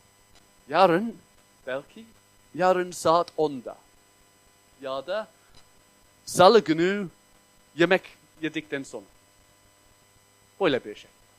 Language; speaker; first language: Turkish; non-native, fluent; English